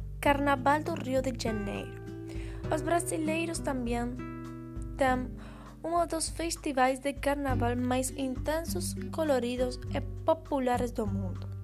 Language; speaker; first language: Portuguese; non-native, learner; Spanish